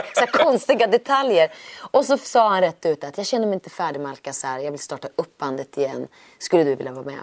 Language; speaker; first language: Swedish; native; Swedish